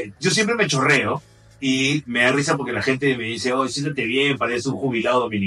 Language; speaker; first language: Spanish; native; Spanish